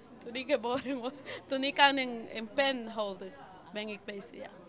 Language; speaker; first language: Dutch; non-native, learner; Spanish